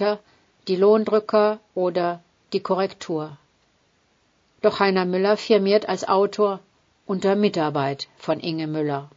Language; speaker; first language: German; native; German